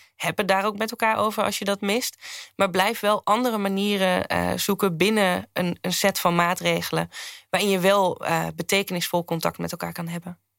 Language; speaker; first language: Dutch; native; Dutch